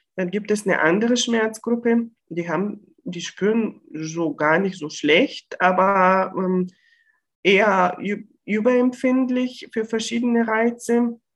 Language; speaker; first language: German; non-native, fluent; Bulgarian